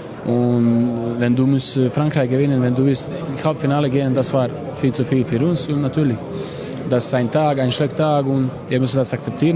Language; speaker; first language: German; non-native, fluent; Croatian